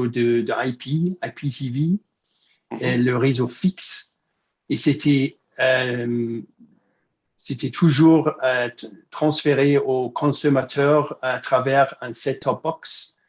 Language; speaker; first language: French; non-native, fluent; English